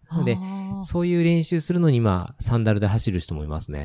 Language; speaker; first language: Japanese; native; Japanese